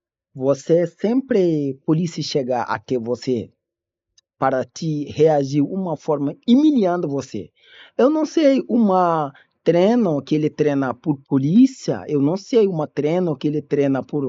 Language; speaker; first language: Portuguese; non-native, learner; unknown